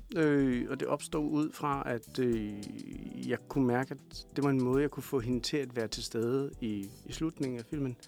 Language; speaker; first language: Danish; native; Danish